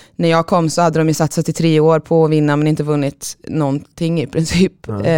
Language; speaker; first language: Swedish; native; Swedish